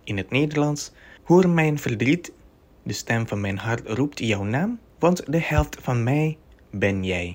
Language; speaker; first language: Dutch; non-native, fluent; Indonesian